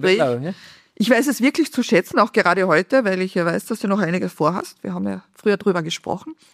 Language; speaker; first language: German; native; German